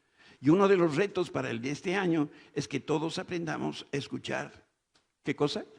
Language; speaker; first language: Spanish; native; Spanish